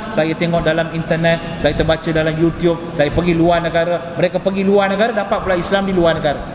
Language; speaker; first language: Malay; non-native, local second language; Tamil